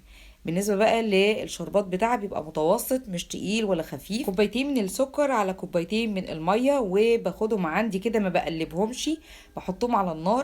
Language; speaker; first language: Arabic; native; Arabic